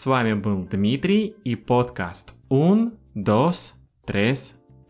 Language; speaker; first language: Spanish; non-native, fluent; Russian